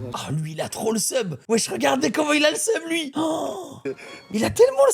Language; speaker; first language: French; native; French